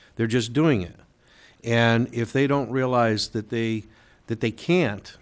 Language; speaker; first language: English; native; English